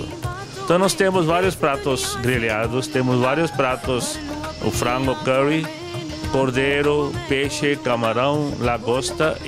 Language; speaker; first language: Portuguese; non-native, fluent; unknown